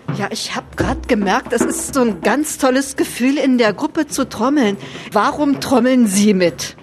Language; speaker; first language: German; native; German